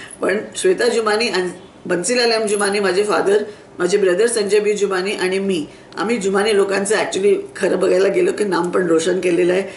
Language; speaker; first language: Marathi; non-native, local second language; Sindhi